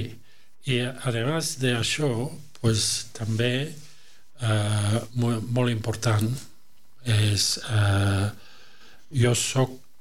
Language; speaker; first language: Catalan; non-native, learner; French